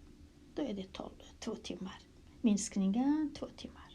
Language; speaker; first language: Swedish; non-native, fluent; Kurdish